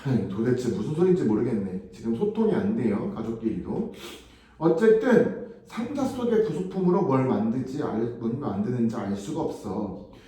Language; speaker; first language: Korean; native; Korean